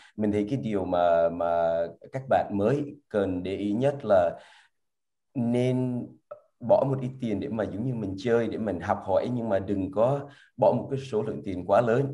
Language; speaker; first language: Vietnamese; early bilingual, heritage; Vietnamese